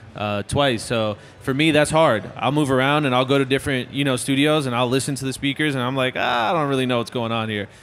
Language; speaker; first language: English; native; English